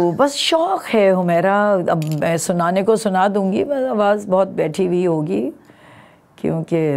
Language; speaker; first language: Urdu; native; Urdu